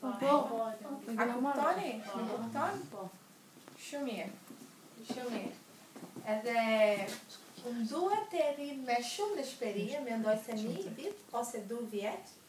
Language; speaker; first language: Albanian; non-native, learner; Portuguese